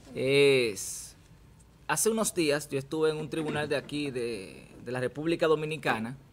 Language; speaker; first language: Spanish; native; Spanish